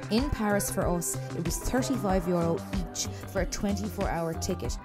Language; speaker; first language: English; native; English